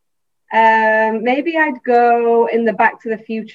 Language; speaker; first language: English; native; English